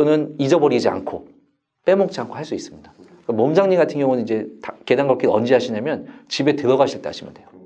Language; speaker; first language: Korean; native; Korean